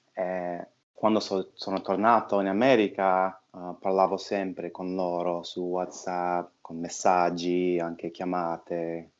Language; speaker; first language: Italian; non-native, fluent; English